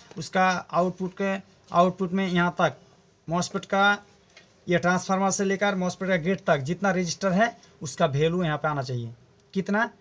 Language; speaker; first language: Hindi; non-native, local second language; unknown